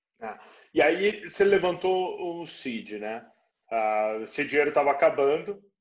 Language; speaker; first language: Portuguese; native; Portuguese